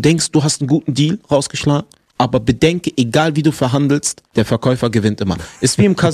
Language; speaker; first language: German; native; German